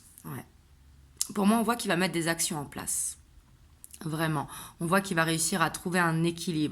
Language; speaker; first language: French; native; French